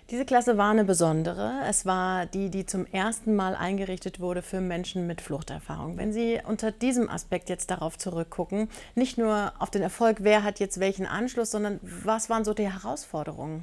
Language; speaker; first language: German; native; German